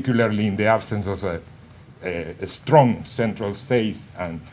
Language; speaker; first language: English; non-native, fluent; Spanish